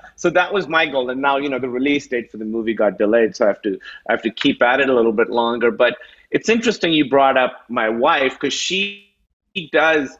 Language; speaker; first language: English; non-native, local second language; Urdu